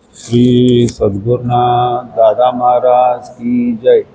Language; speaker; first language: Hindi; non-native, local second language; Marathi